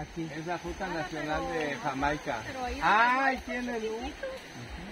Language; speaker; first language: Spanish; native; Spanish